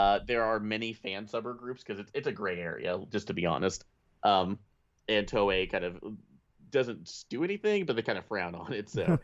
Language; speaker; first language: English; native; English